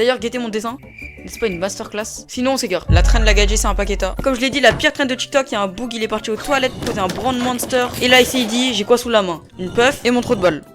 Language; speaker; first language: French; native; French